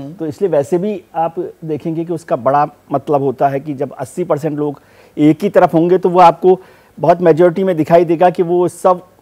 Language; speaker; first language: Hindi; native; Hindi